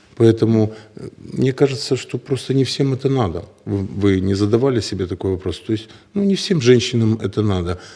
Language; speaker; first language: Russian; native; Russian